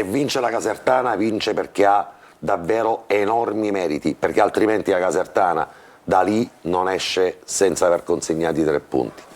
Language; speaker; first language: Italian; native; Italian